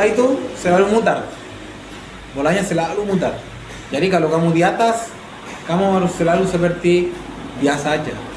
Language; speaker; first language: Indonesian; non-native, fluent; Spanish